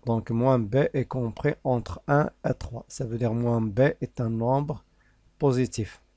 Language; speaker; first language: French; non-native, local second language; Arabic